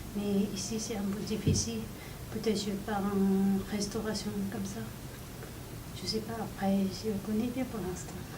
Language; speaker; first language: French; non-native, learner; Tibetan